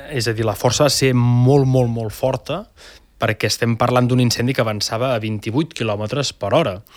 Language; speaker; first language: Catalan; native; Catalan